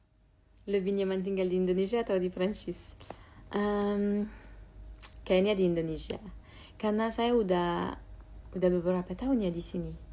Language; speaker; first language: Indonesian; non-native, fluent; French